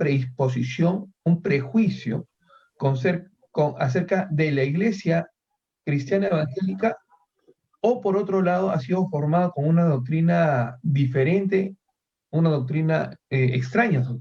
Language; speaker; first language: Spanish; native; Spanish